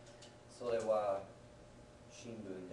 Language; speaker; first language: Japanese; non-native, learner; English